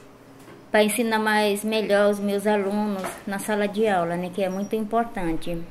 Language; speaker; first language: Portuguese; non-native, local second language; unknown